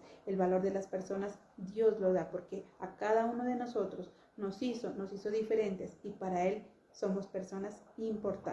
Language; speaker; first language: Spanish; native; Spanish